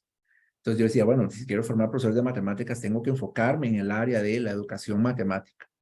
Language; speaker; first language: Spanish; native; Spanish